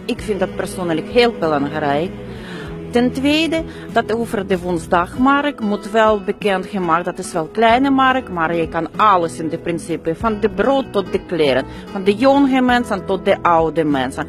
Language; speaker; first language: Dutch; non-native, learner; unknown